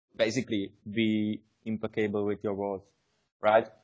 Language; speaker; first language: English; non-native, learner; Czech